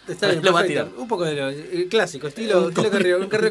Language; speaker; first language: Spanish; native; Spanish